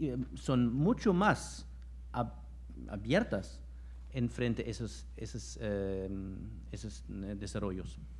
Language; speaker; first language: Spanish; non-native, fluent; German